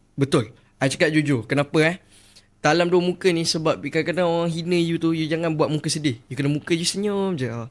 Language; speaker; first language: Malay; native; Malay